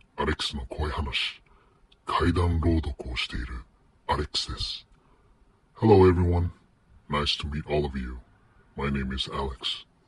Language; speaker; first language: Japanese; non-native, fluent; English